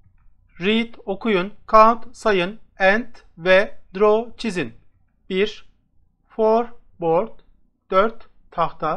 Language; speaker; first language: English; non-native, fluent; Turkish